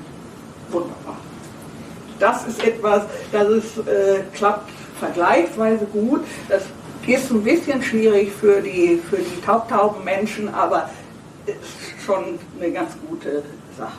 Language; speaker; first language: German; native; German